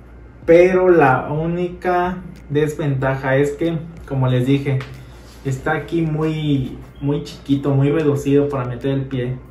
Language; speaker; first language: Spanish; native; Spanish